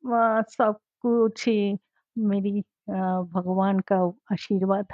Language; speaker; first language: English; non-native, local second language; Bangla